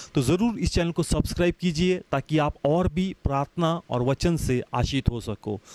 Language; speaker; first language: Hindi; non-native, local second language; Marathi